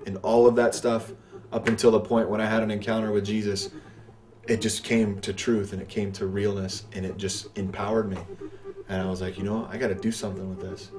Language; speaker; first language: English; native; English